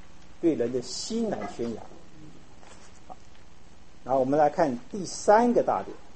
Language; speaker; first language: Chinese; native; Chinese